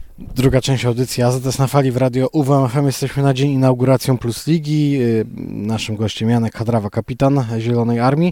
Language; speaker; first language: Polish; native; Polish